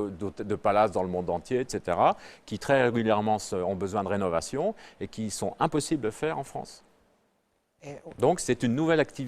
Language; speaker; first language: French; native; French